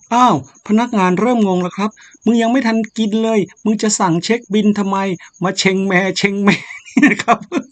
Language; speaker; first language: Thai; native; Thai